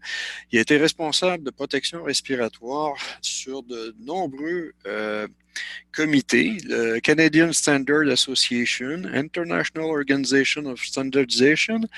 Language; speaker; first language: French; native; French